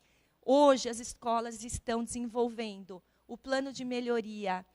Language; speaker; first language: Portuguese; native; Portuguese